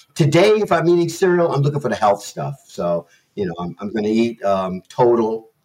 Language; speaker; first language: English; native; English